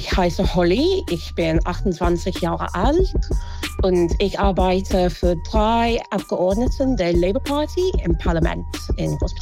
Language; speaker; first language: German; non-native, fluent; English